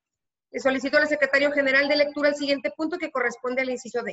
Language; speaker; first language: Spanish; native; Spanish